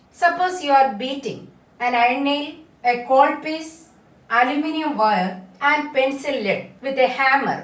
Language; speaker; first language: English; non-native, local second language; Malayalam